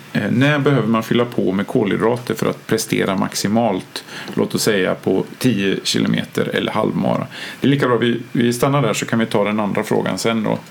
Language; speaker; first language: Swedish; native; Swedish